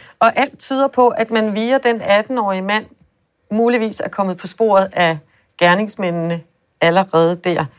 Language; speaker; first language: Danish; native; Danish